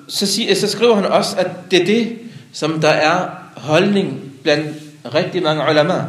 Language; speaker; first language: Danish; non-native, local second language; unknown